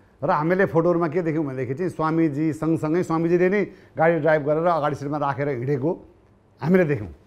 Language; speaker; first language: Nepali; native; Nepali